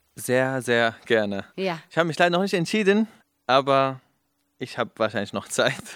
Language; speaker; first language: German; non-native, fluent; Kurdish